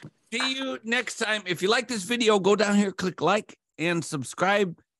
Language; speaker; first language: English; native; English